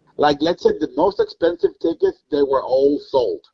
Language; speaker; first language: English; non-native, fluent; Spanish